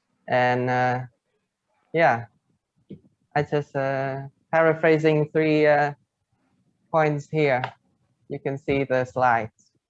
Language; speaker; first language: English; non-native, fluent; Vietnamese